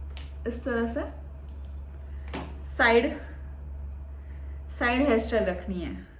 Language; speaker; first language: Hindi; native; Hindi